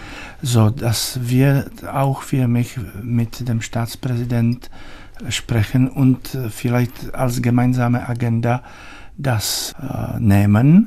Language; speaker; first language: German; non-native, learner; Czech